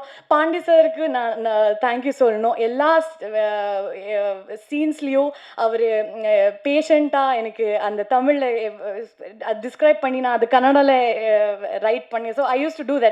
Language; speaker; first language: Tamil; non-native, learner; Kannada